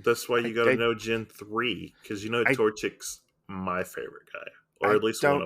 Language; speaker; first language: English; native; English